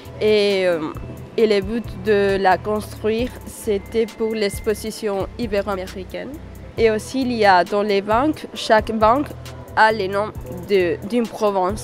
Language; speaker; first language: French; non-native, fluent; Spanish